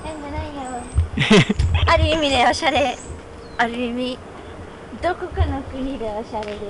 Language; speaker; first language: Japanese; non-native, fluent; English